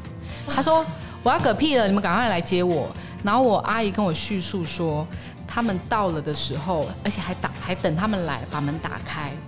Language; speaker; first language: Chinese; native; Chinese